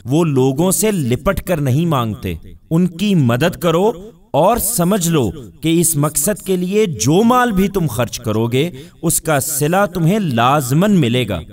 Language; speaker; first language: Urdu; non-native, local second language; Punjabi